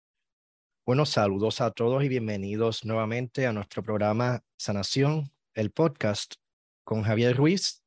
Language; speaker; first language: Spanish; native; Spanish